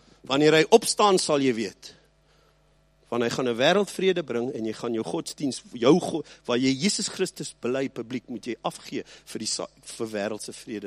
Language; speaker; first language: Afrikaans; early bilingual, heritage; Afrikaans